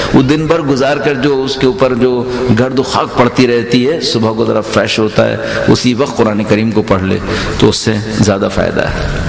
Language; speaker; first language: Urdu; native; Urdu